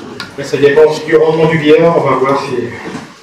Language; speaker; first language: French; native; French